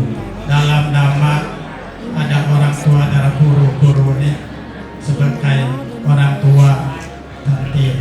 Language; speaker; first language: Indonesian; non-native, learner; Thai